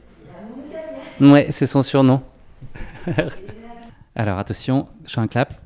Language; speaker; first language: French; native; French